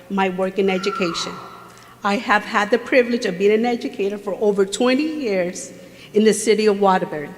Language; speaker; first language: English; early bilingual, other home language; Spanish